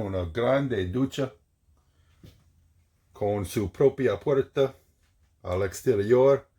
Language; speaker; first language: Spanish; non-native, fluent; English